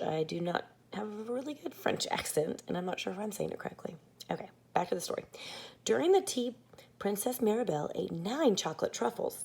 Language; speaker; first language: English; native; English